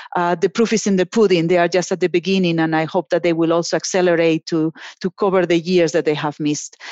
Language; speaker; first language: English; non-native, fluent; Spanish